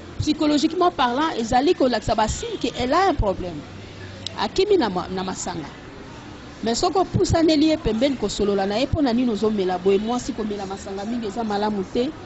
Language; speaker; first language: Lingala; native; Lingala